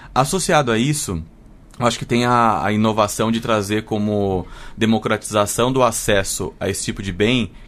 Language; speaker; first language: Portuguese; native; Portuguese